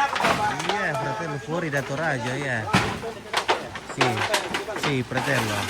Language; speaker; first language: Italian; non-native, learner; Indonesian